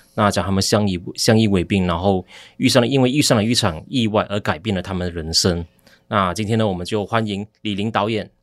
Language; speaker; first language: Chinese; native; Chinese